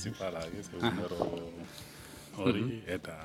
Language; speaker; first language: Basque; non-native, learner; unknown